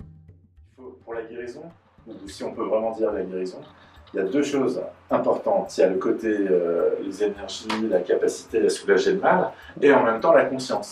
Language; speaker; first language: French; native; French